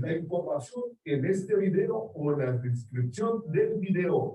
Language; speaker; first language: Spanish; native; Spanish